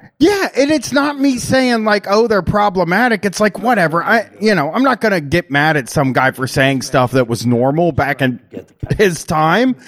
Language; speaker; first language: English; native; English